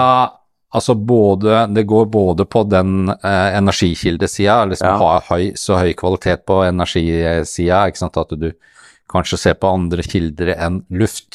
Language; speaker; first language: Norwegian; native; Norwegian